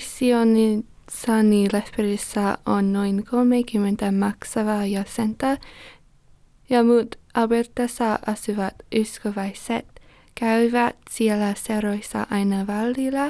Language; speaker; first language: Finnish; non-native, learner; English